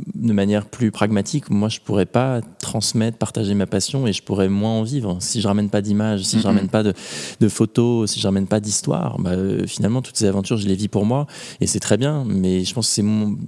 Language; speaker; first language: French; native; French